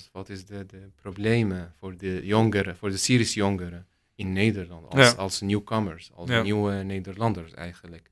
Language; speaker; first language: Dutch; non-native, learner; Arabic